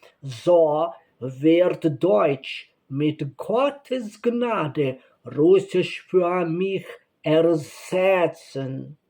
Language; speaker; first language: German; non-native, learner; Ukrainian